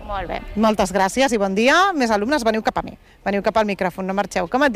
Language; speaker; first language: Catalan; native; Catalan